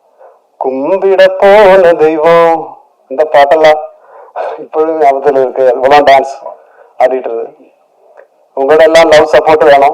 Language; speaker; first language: Tamil; non-native, learner; Malayalam